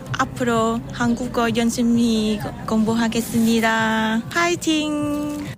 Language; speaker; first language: Korean; non-native, learner; Vietnamese